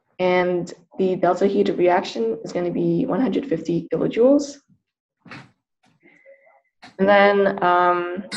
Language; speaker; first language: English; native; English